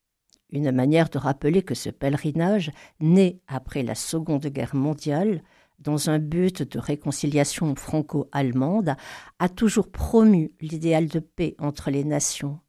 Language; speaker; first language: French; native; French